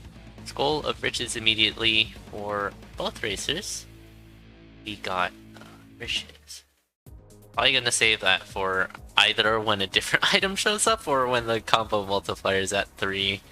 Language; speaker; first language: English; native; English